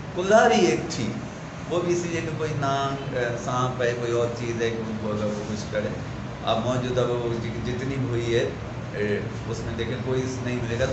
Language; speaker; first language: Urdu; non-native, local second language; Sindhi